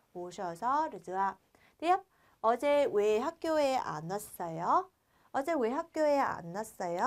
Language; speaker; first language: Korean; non-native, fluent; Vietnamese